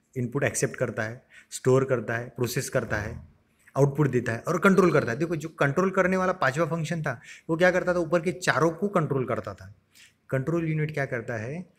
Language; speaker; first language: Hindi; non-native, local second language; Marathi